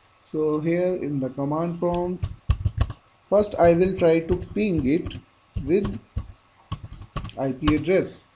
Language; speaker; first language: English; non-native, local second language; Hindi